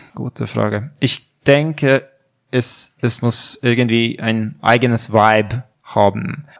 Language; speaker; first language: German; non-native, fluent; Hungarian